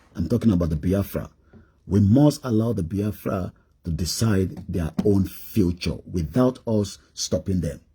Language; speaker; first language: English; non-native, local second language; Yoruba